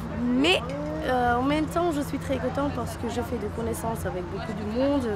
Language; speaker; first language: French; non-native, learner; Macedonian